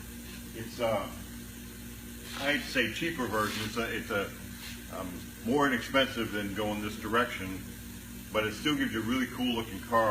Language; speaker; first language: English; native; English